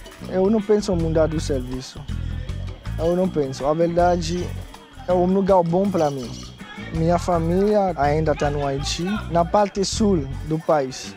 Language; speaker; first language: Portuguese; non-native, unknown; Haitian Creole